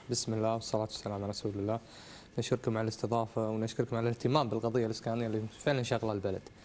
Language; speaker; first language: Arabic; native; Arabic